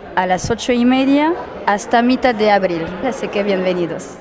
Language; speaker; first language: Spanish; non-native, fluent; French